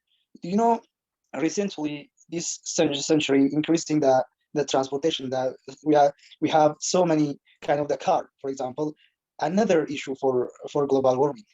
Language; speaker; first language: English; non-native, learner; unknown